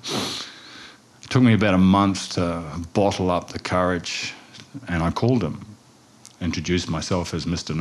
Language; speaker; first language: English; native; English